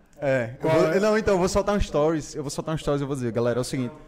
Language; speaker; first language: Portuguese; native; Portuguese